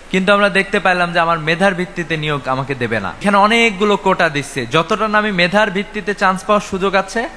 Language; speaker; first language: Bangla; native; Bangla